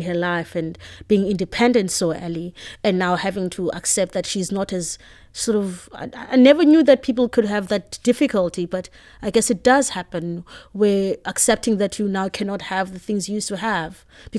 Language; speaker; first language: English; non-native, local second language; Xhosa